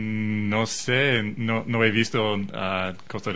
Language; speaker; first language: Spanish; non-native, learner; English